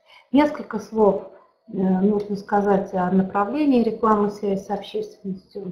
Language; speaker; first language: Russian; native; Russian